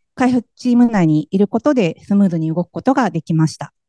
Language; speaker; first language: Japanese; native; Japanese